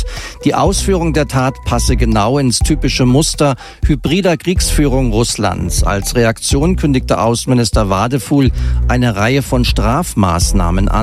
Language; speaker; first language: German; native; German